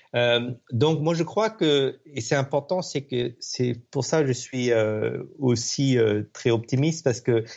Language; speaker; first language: French; non-native, fluent; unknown